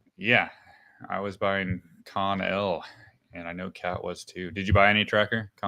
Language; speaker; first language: English; native; English